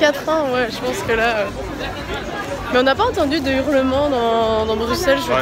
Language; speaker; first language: French; native; French